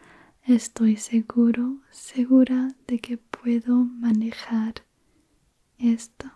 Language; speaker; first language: Spanish; early bilingual, heritage; Spanish